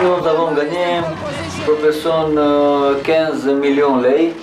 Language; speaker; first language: French; non-native, learner; Romanian